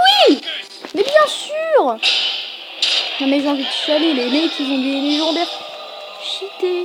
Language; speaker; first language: French; native; French